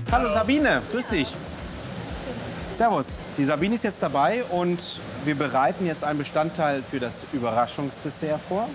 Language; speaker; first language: German; native; German